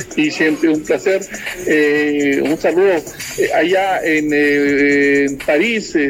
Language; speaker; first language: Spanish; native; Spanish